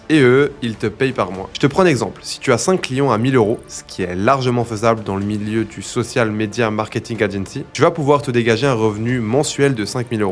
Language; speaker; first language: French; native; French